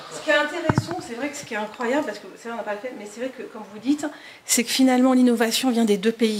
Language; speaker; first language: French; native; French